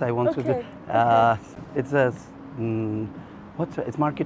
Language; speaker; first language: English; non-native, learner; Persian